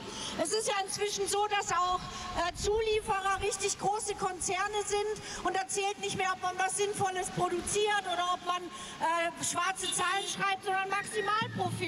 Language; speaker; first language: German; native; German